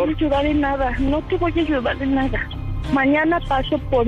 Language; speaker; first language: Spanish; native; Spanish